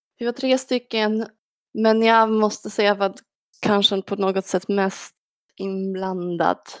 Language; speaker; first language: Swedish; non-native, fluent; Polish